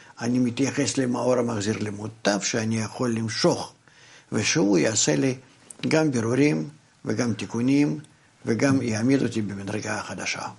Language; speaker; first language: Hebrew; non-native, fluent; Russian